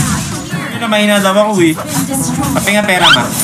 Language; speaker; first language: Filipino; native; Filipino